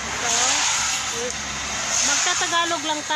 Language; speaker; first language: Filipino; non-native, local second language; Cebuano